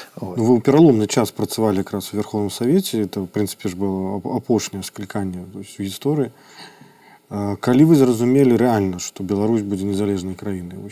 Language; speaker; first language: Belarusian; non-native, local second language; Russian